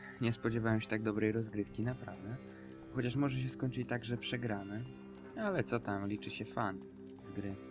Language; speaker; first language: Polish; native; Polish